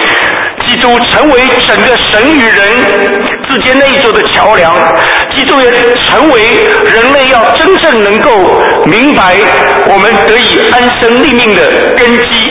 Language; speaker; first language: Chinese; native; Chinese